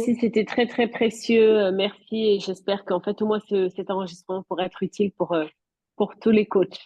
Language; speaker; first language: French; native; French